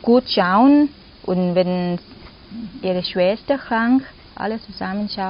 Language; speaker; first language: German; non-native, learner; Thai